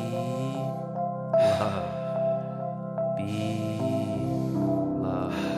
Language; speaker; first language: English; native; English